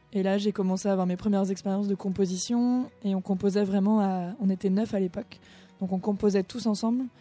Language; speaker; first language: French; native; French